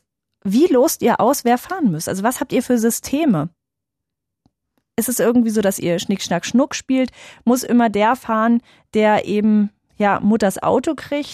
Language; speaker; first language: German; native; German